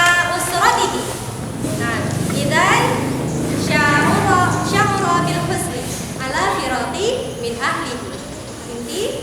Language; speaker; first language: Arabic; non-native, fluent; Indonesian